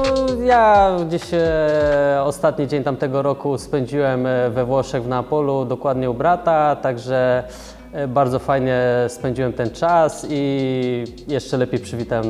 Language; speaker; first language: Polish; native; Polish